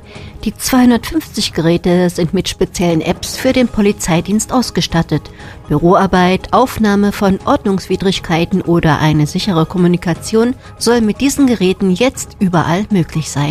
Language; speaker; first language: German; native; German